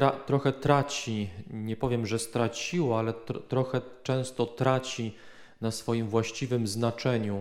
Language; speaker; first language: Polish; native; Polish